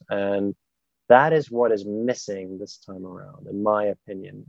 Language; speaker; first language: English; non-native, fluent; German